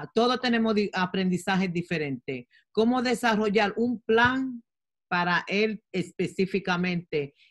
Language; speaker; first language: Spanish; early bilingual, heritage; Spanish